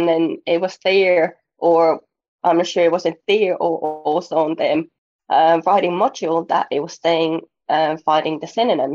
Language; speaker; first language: English; non-native, fluent; Finnish